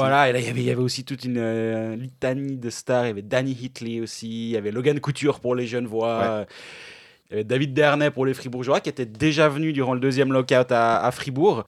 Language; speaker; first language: French; native; French